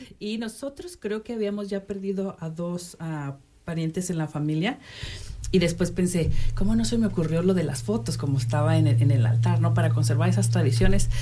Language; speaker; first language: Spanish; native; Spanish